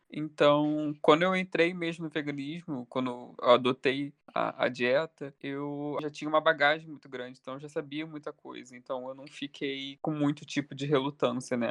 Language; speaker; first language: Portuguese; native; Portuguese